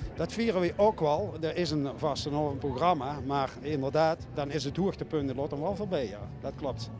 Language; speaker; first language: Dutch; native; Dutch